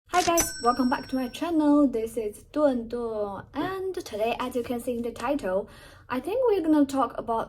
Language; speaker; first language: English; non-native, fluent; Chinese